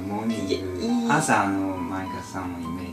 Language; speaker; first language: Japanese; non-native, learner; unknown